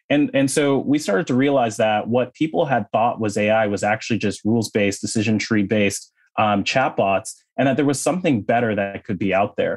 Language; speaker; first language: English; native; English